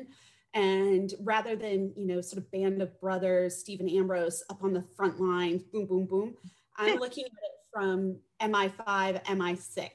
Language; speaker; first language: English; native; English